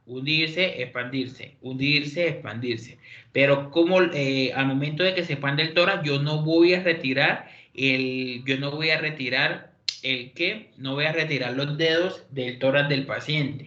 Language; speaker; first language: Spanish; native; Spanish